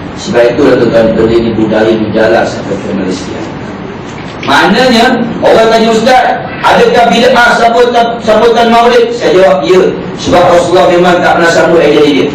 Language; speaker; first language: Malay; native; Malay